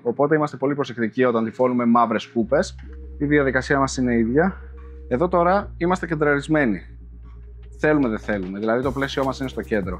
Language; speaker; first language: Greek; native; Greek